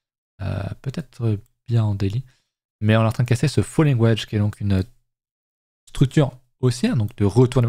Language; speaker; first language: French; native; French